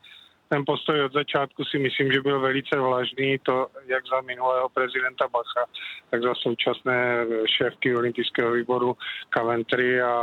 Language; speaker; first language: Czech; native; Czech